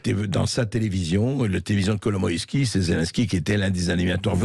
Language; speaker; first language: French; native; French